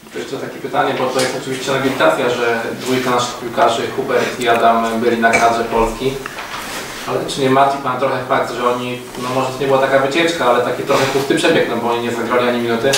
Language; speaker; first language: Polish; native; Polish